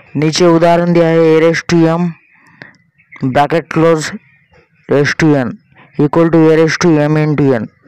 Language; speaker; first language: Hindi; non-native, local second language; Marathi